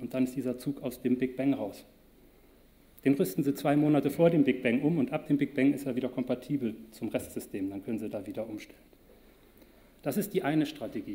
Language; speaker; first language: German; native; German